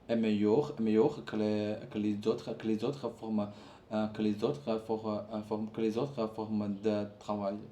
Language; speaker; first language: French; non-native, learner; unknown